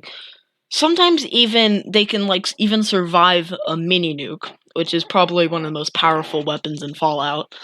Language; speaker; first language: English; native; English